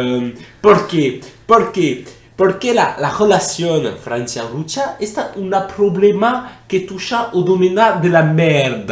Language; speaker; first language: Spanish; non-native, learner; French